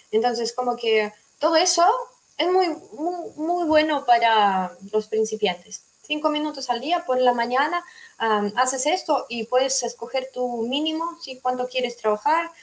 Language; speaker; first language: Spanish; non-native, fluent; Russian